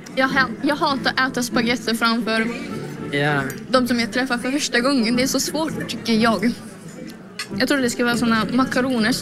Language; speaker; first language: Swedish; early bilingual, other home language; Azerbaijani